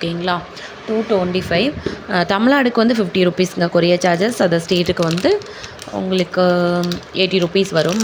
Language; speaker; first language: Tamil; native; Tamil